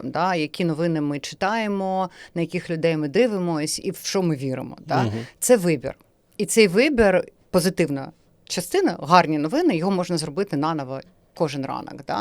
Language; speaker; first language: Ukrainian; native; Ukrainian